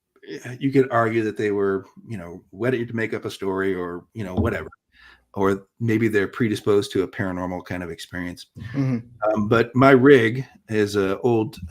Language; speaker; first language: English; native; English